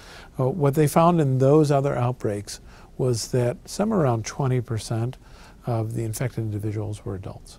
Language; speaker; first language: English; native; English